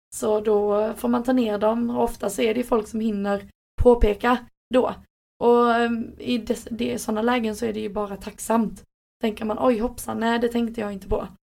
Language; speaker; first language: Swedish; native; Swedish